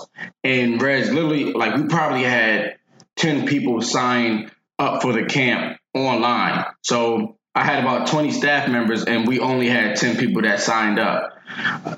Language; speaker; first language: English; native; English